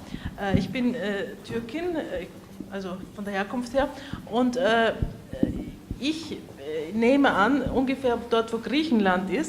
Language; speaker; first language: German; early bilingual, other home language; Turkish